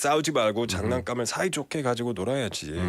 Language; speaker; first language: Korean; native; Korean